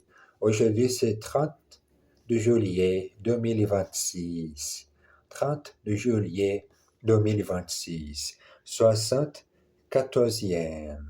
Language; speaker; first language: French; non-native, learner; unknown